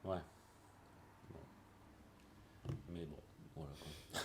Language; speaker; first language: French; native; French